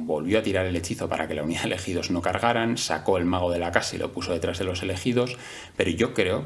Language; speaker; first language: Spanish; native; Spanish